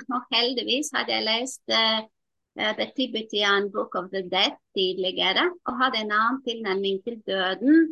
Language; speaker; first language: Norwegian; non-native, fluent; Latvian